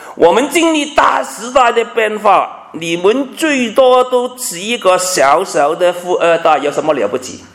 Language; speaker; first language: Chinese; non-native, local second language; Cantonese